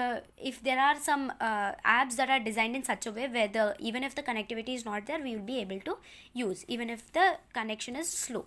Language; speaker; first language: English; non-native, local second language; Telugu